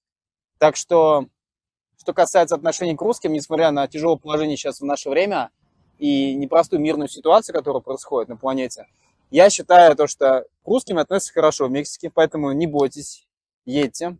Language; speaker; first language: Russian; native; Russian